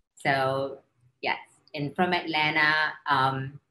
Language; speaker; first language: English; early bilingual, other home language; Korean